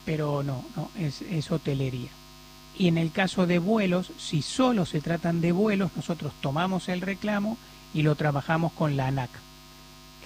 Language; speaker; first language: Spanish; native; Spanish